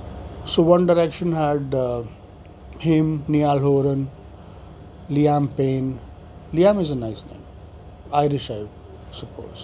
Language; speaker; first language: English; non-native, local second language; Hindi